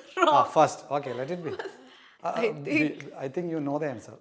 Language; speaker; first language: English; non-native, local second language; Malayalam